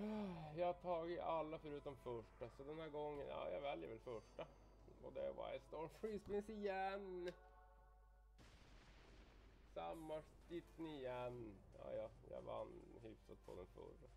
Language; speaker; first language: Swedish; native; Swedish